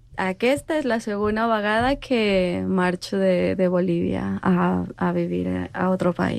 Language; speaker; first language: Catalan; non-native, learner; Spanish